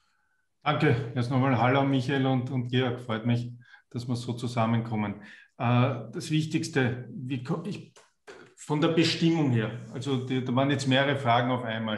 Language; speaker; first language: German; native; German